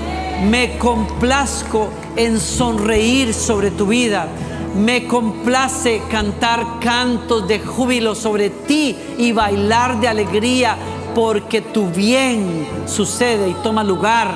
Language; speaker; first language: Spanish; native; Spanish